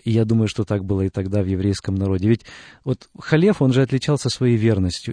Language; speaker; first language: Russian; native; Russian